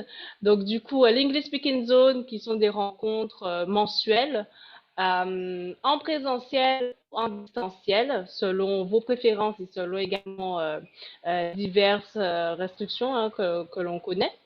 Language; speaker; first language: French; native; French